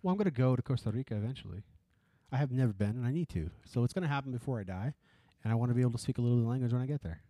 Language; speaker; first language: English; early bilingual, other home language; Spanish